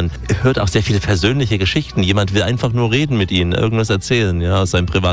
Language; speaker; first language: German; native; German